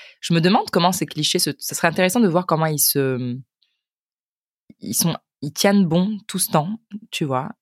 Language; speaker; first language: French; native; French